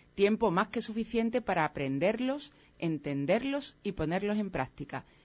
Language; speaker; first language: Spanish; native; Spanish